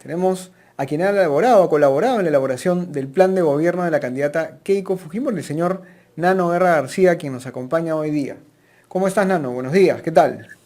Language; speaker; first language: Spanish; native; Spanish